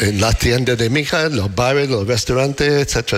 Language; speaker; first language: Spanish; non-native, learner; English